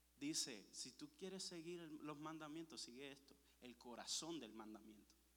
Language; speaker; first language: Spanish; early bilingual, heritage; Spanish